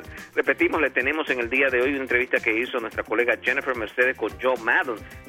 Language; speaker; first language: Spanish; native; Spanish